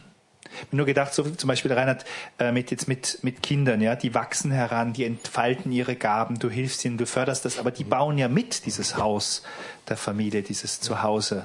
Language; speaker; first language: German; native; German